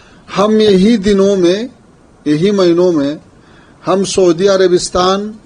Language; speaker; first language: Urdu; non-native, fluent; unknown